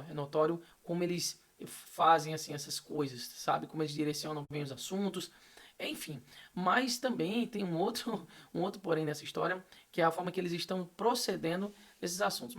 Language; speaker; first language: Portuguese; native; Portuguese